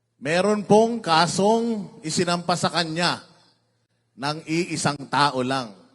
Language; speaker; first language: Filipino; native; Filipino